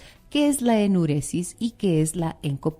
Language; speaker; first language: Spanish; native; Spanish